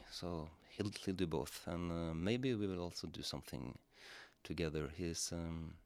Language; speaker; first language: English; non-native, fluent; Norwegian